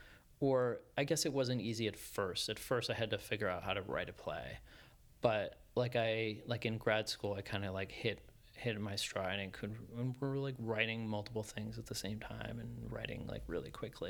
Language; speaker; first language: English; native; English